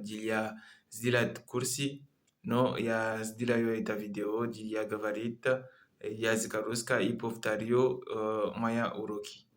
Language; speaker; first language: Russian; non-native, learner; Comorian